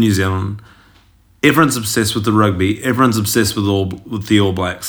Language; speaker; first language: English; native; English